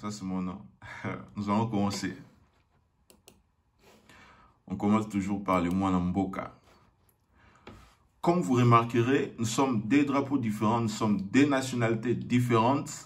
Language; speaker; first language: French; non-native, local second language; Lingala